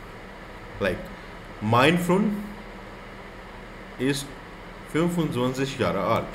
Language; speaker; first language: German; non-native, fluent; Hindi